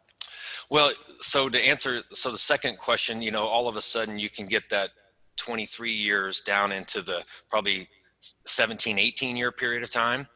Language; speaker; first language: English; native; English